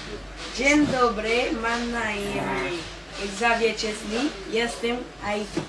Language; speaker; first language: Polish; non-native, learner; Haitian Creole